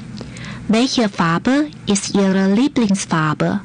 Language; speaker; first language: German; non-native, fluent; Chinese